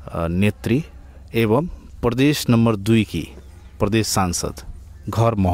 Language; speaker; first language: Nepali; non-native, local second language; Bhojpuri